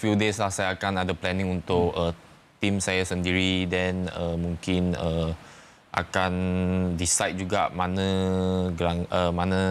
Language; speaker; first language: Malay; non-native, local second language; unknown